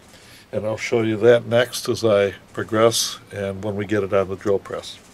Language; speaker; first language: English; native; English